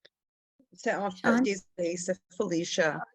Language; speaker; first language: French; non-native, fluent; English